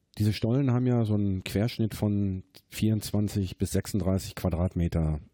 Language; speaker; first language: German; native; German